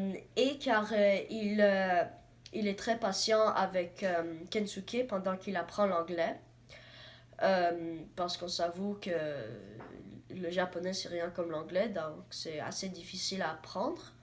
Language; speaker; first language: French; non-native, learner; English